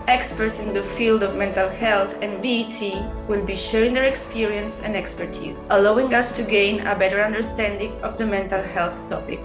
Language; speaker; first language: English; non-native, fluent; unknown